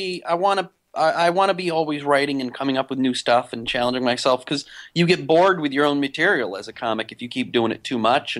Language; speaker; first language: English; native; English